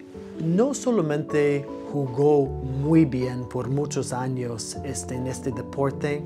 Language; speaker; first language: Spanish; non-native, fluent; English